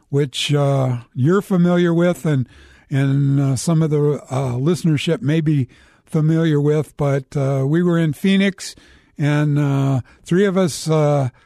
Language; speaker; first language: English; native; English